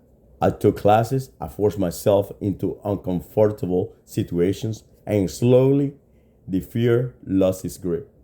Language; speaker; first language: English; non-native, fluent; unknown